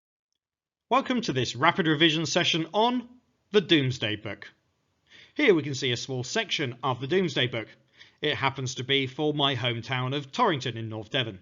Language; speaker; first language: English; native; English